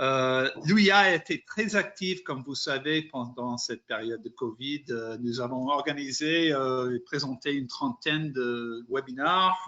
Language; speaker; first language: French; non-native, fluent; English